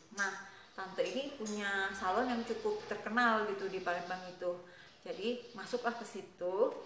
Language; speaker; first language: Indonesian; native; Indonesian